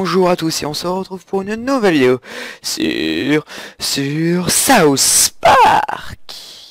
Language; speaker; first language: French; native; French